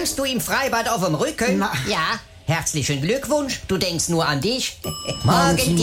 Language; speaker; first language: German; native; German